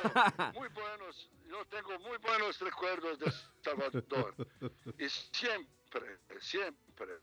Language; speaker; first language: Spanish; non-native, learner; Serbian